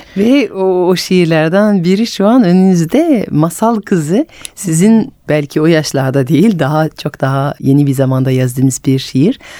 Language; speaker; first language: Turkish; non-native, fluent; French